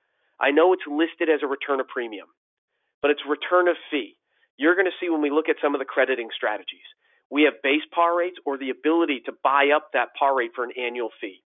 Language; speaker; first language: English; native; English